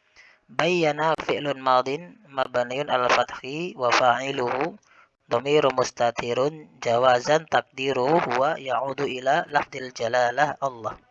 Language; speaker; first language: Arabic; non-native, fluent; Indonesian